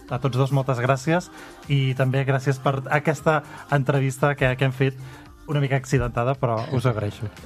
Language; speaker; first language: Catalan; native; Catalan